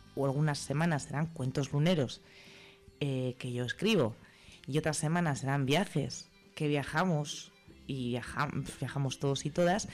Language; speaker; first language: Spanish; native; Spanish